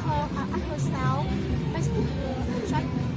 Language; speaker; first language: English; non-native, learner; Vietnamese